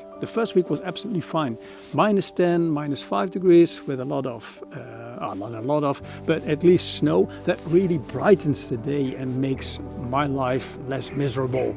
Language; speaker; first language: English; non-native, fluent; Dutch